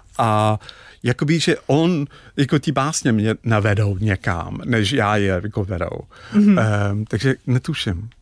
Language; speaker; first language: Czech; non-native, fluent; English